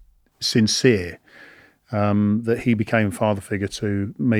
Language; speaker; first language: English; native; English